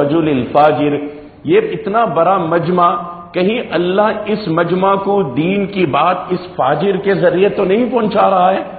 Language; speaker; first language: Urdu; non-native, local second language; Gujarati